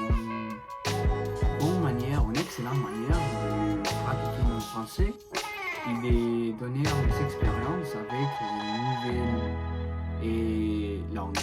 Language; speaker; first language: French; non-native, learner; Spanish